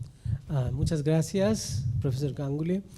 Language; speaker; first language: Spanish; non-native, fluent; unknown